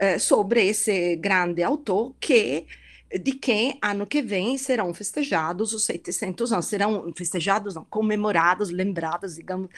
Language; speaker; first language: Portuguese; non-native, fluent; Italian